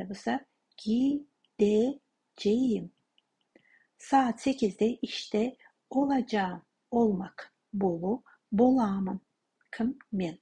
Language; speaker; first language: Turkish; non-native, fluent; Kazakh